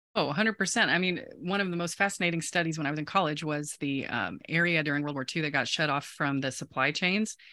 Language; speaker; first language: English; native; English